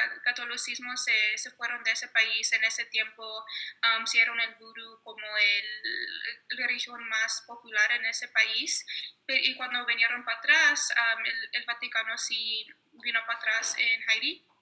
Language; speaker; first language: Spanish; early bilingual, heritage; Spanish